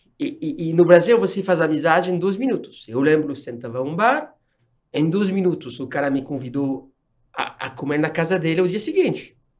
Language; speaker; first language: Portuguese; non-native, fluent; French